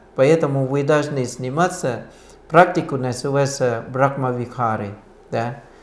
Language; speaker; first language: Russian; non-native, fluent; Thai